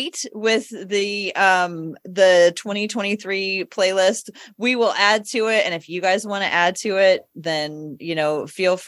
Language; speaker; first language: English; native; English